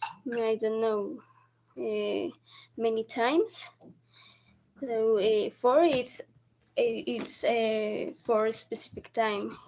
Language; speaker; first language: English; non-native, learner; Spanish